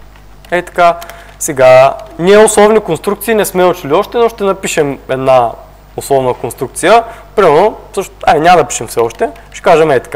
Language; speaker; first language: Bulgarian; native; Bulgarian